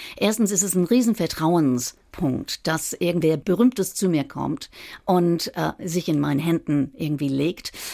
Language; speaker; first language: German; non-native, fluent; English